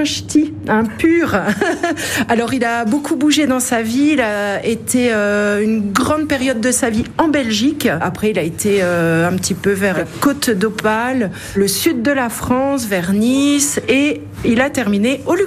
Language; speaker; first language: French; native; French